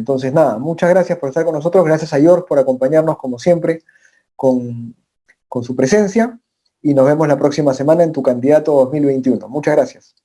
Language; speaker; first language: Spanish; native; Spanish